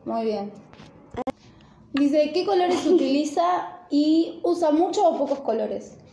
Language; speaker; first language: Spanish; native; Spanish